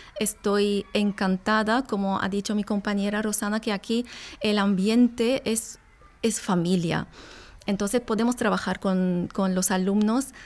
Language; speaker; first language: Spanish; non-native, fluent; Arabic